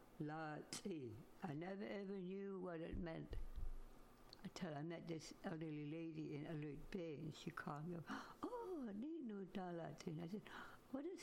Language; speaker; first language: English; non-native, fluent; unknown